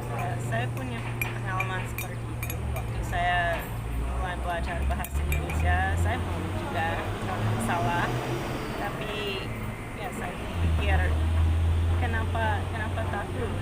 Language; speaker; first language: Indonesian; non-native, fluent; English